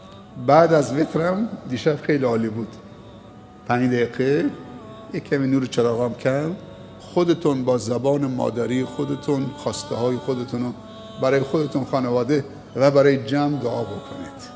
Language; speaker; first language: Persian; native; Persian